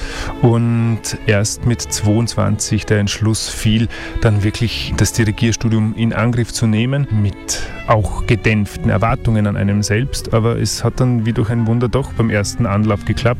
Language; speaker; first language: German; native; German